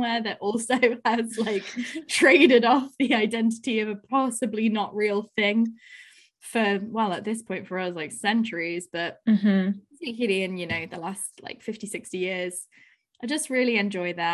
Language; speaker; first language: English; native; English